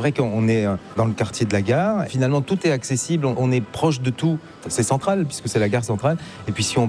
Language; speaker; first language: French; native; French